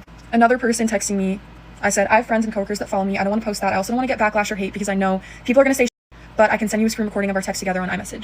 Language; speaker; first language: English; native; English